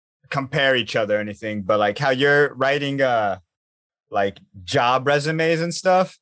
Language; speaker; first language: English; native; English